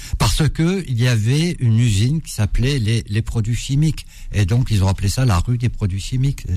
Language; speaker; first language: French; early bilingual, other home language; Arabic